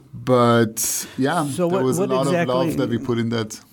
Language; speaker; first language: English; non-native, fluent; Persian